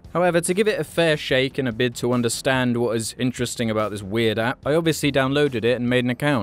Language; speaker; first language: English; native; English